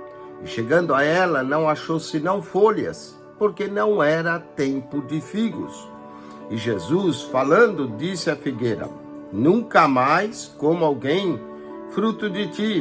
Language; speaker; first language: Portuguese; native; Portuguese